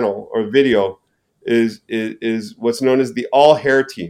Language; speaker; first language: English; native; English